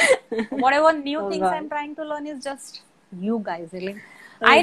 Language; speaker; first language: English; non-native, local second language; Marathi